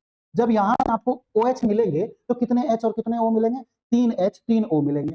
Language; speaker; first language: Hindi; native; Hindi